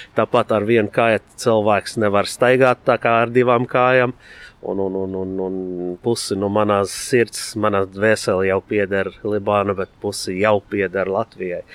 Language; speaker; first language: Latvian; non-native, fluent; Arabic